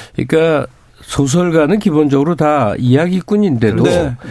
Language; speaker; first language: Korean; native; Korean